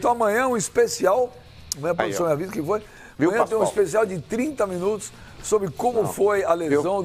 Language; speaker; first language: Portuguese; native; Portuguese